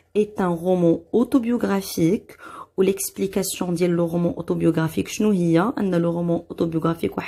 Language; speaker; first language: French; non-native, local second language; Arabic